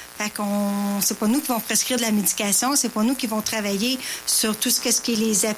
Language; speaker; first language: French; native; French